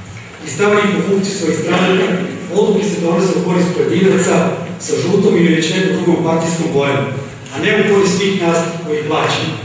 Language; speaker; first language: Serbian; native; Serbian